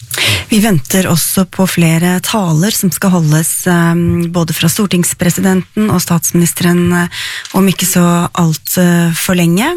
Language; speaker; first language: Norwegian; native; Norwegian